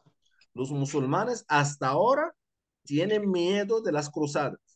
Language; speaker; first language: Spanish; non-native, fluent; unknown